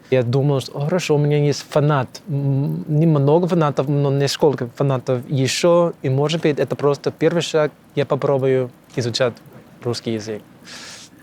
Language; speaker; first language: Russian; non-native, learner; English